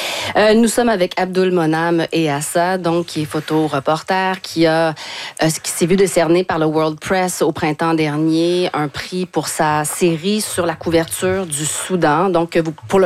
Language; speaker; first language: French; native; French